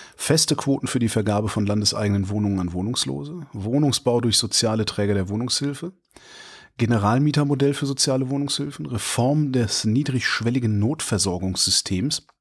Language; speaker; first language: German; native; German